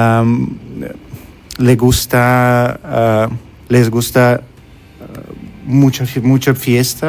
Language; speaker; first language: Spanish; non-native, learner; Russian